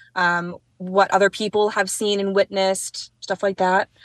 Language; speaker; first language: English; native; English